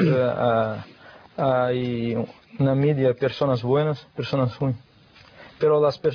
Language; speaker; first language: Spanish; non-native, fluent; Portuguese